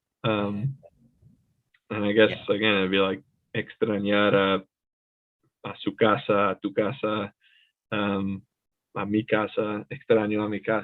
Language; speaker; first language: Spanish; non-native, fluent; English